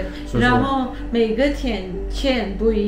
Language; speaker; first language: Chinese; non-native, learner; Armenian